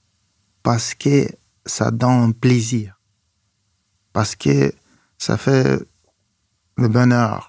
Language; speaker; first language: French; non-native, fluent; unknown